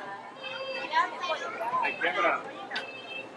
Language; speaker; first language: Spanish; non-native, learner; English